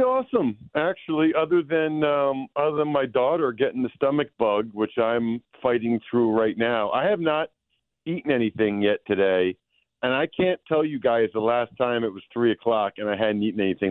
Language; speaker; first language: English; native; English